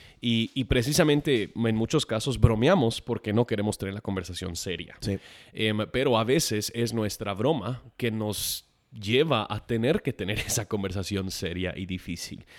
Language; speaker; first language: Spanish; non-native, fluent; English